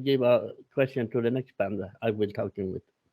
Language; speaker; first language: English; non-native, learner; Swedish